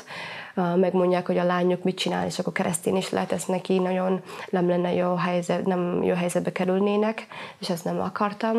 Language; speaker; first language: Hungarian; non-native, fluent; Somali